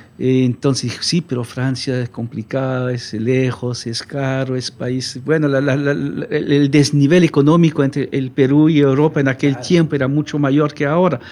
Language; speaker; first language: Spanish; non-native, fluent; French